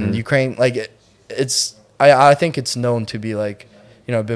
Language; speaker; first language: English; non-native, fluent; Ukrainian